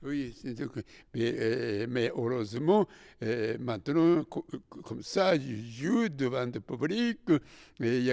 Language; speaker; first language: French; non-native, fluent; Japanese